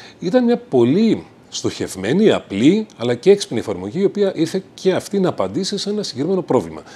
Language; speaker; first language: Greek; native; Greek